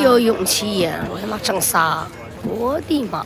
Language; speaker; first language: Chinese; native; Chinese